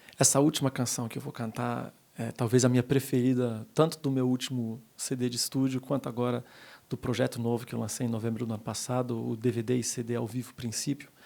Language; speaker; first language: Portuguese; native; Portuguese